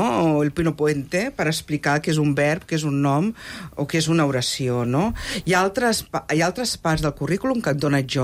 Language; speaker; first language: Catalan; native; Catalan